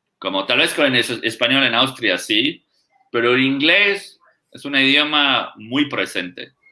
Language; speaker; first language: Spanish; non-native, fluent; French